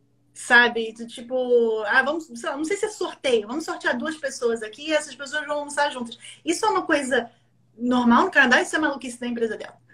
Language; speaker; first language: Portuguese; native; Portuguese